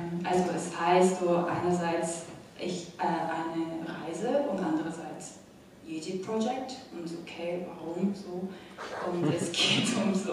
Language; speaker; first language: German; non-native, fluent; Korean